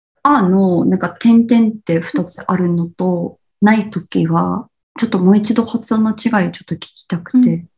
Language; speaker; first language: Japanese; early bilingual, other home language; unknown